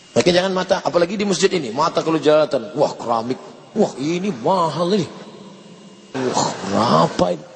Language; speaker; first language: Indonesian; native; Indonesian